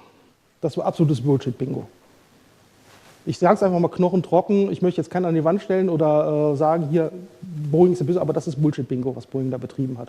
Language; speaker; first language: German; native; German